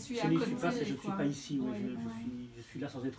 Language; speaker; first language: French; native; French